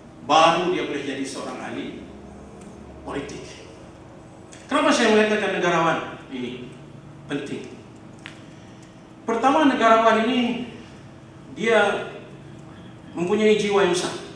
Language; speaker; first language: Malay; native; Malay